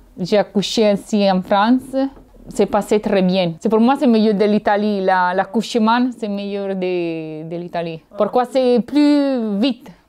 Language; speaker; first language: French; non-native, learner; Italian